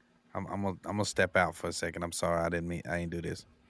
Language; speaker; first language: English; native; English